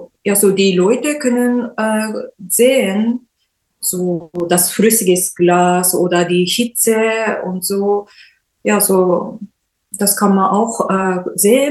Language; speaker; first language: German; non-native, learner; Japanese